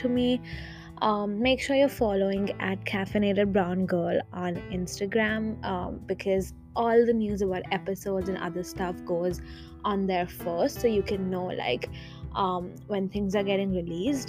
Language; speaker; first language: English; non-native, local second language; Hindi